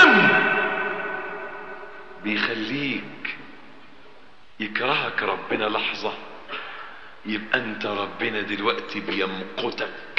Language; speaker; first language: Arabic; native; Arabic